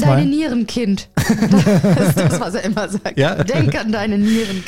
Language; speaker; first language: German; native; German